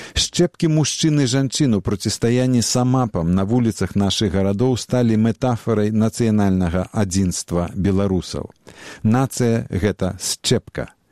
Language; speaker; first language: Belarusian; native; Belarusian